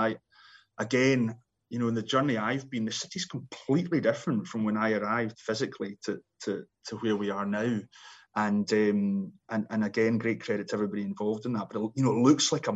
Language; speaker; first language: English; native; English